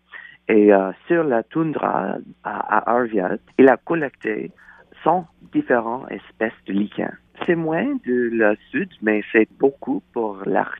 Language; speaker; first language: French; non-native, learner; English